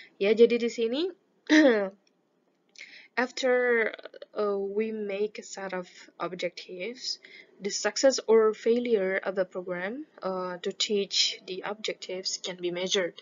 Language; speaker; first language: English; non-native, fluent; Indonesian